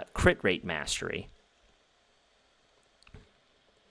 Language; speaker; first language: English; native; English